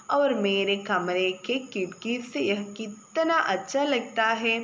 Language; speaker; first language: Hindi; non-native, local second language; Malayalam